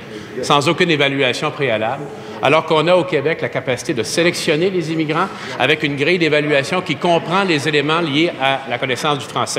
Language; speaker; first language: French; native; French